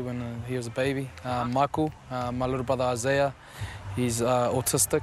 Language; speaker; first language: English; native; English